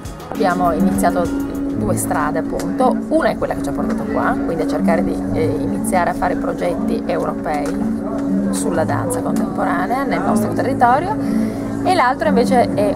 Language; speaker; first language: Italian; native; Italian